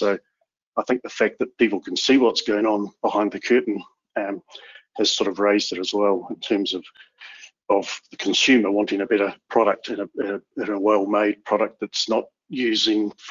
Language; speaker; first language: English; native; English